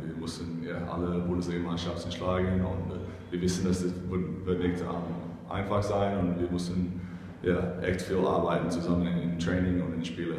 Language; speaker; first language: German; non-native, fluent; English